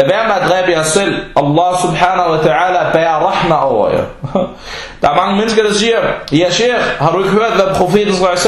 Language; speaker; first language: Danish; non-native, fluent; Arabic